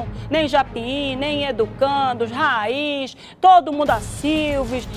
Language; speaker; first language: Portuguese; native; Portuguese